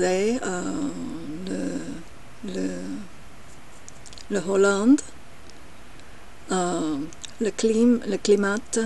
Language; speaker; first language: French; non-native, learner; English